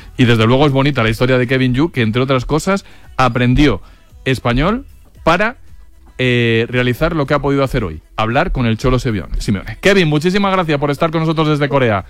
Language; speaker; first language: Spanish; native; Spanish